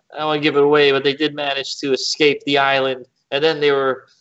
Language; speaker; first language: English; native; English